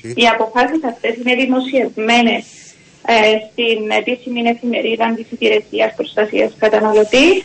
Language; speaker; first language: Greek; native; Greek